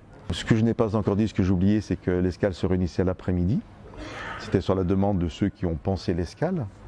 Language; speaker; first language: French; native; French